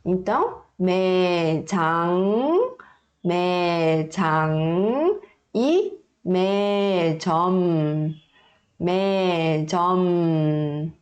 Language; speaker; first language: Korean; early bilingual, heritage; Korean